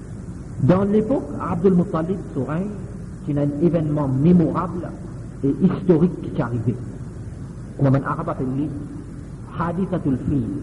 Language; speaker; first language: French; non-native, local second language; Morisyen